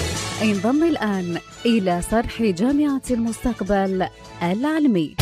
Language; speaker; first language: Arabic; native; Arabic